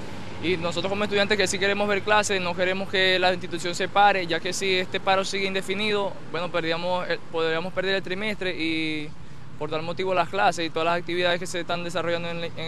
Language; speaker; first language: Spanish; native; Spanish